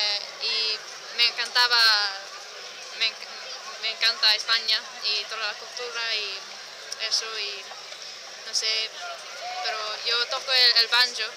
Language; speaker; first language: Spanish; non-native, learner; English